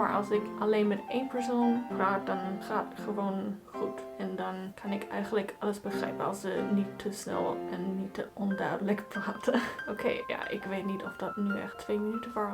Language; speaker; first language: Dutch; non-native, fluent; German